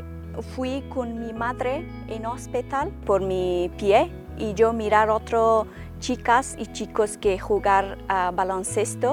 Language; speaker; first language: Spanish; non-native, learner; Persian